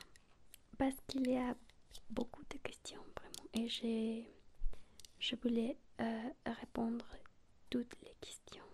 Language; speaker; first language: French; non-native, learner; Spanish